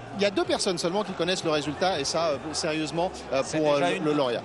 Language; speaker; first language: French; native; French